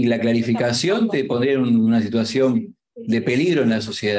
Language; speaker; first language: Spanish; native; Spanish